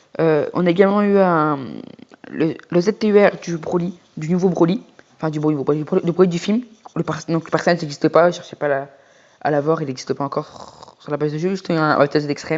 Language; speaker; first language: French; native; French